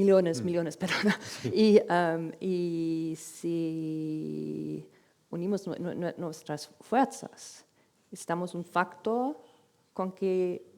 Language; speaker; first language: Spanish; non-native, fluent; German